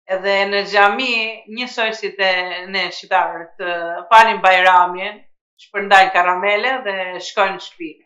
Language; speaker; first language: Albanian; native; Albanian